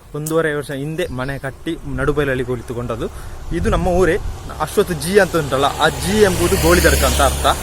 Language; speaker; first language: Kannada; non-native, local second language; Tulu